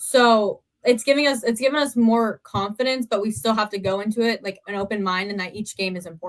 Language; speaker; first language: English; native; English